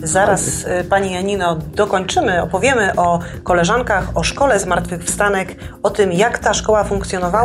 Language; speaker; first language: Polish; native; Polish